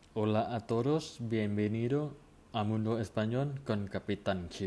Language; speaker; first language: Spanish; non-native, fluent; Thai